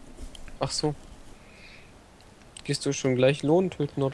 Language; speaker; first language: German; native; German